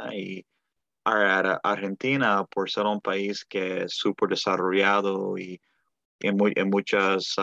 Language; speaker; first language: Spanish; early bilingual, heritage; Spanish